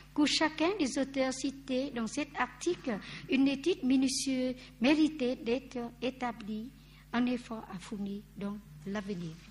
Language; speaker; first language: French; non-native, fluent; Vietnamese